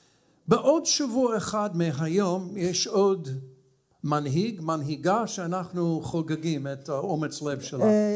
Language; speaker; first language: Hebrew; non-native, fluent; English